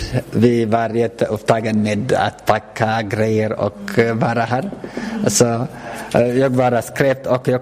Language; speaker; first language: Swedish; non-native, learner; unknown